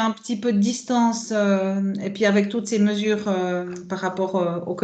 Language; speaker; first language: French; native; French